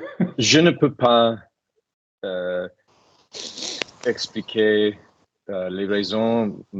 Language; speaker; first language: French; non-native, learner; English